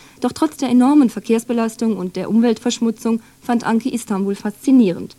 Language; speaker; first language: German; native; German